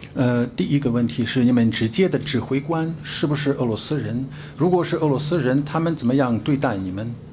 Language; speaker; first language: Chinese; non-native, fluent; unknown